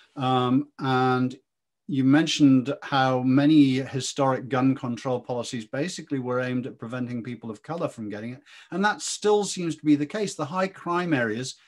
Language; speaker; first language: English; native; English